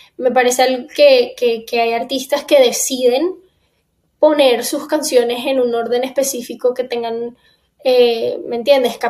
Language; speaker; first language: Spanish; native; Spanish